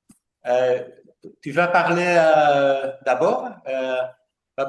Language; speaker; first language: French; non-native, fluent; Spanish